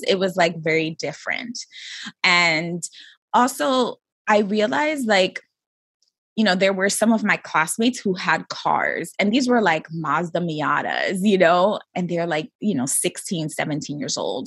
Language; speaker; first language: English; native; English